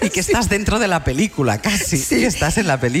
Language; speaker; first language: Spanish; native; Spanish